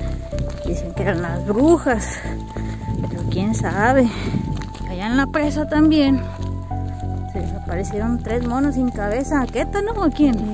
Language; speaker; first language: Spanish; native; Spanish